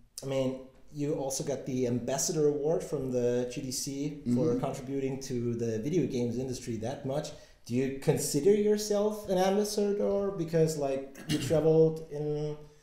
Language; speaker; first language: English; non-native, fluent; German